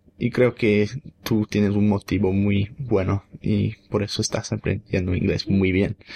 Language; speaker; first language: Spanish; non-native, fluent; English